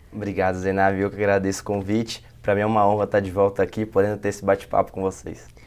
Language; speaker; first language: Portuguese; native; Portuguese